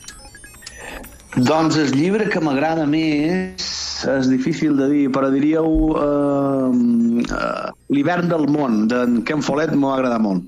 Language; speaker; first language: Catalan; native; Catalan